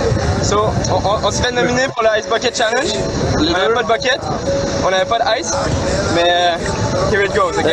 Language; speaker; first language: French; native; French